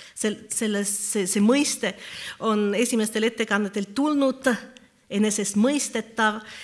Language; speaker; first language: Estonian; non-native, fluent; French